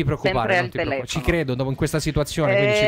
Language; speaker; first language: Italian; native; Italian